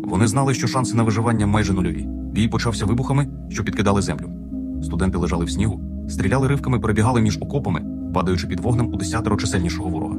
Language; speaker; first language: Ukrainian; native; Ukrainian